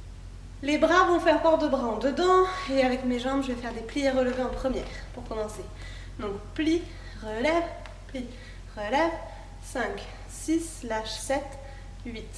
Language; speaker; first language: French; native; French